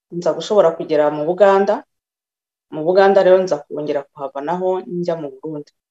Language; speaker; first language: Kinyarwanda; early bilingual, other home language; Rundi